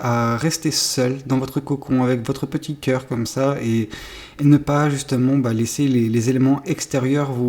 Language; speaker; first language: French; native; French